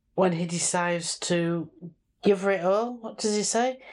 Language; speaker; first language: English; native; English